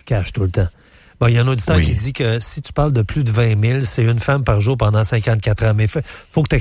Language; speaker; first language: French; native; French